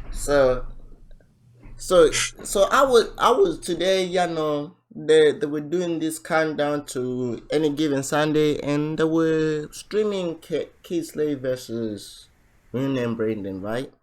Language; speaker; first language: English; native; English